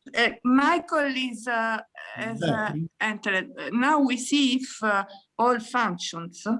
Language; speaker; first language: English; non-native, fluent; Italian